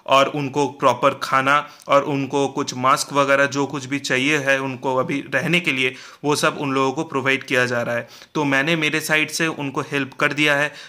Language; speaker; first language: Hindi; non-native, local second language; Bangla